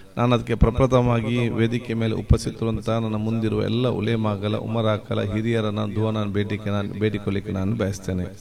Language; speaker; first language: Kannada; non-native, local second language; Badaga